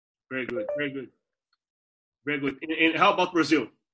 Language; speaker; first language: English; non-native, fluent; Portuguese